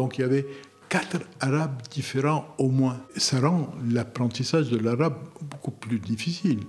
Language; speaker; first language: French; non-native, local second language; Arabic